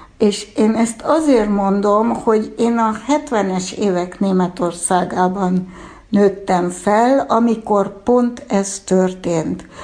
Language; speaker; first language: Hungarian; early bilingual, heritage; Hungarian